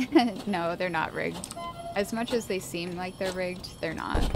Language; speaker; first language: English; native; English